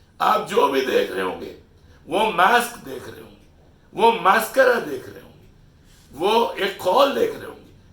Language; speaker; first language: Urdu; native; Urdu